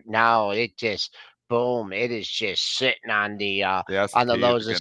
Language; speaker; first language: English; native; English